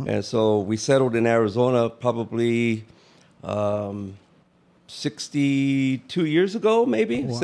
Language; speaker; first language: English; native; English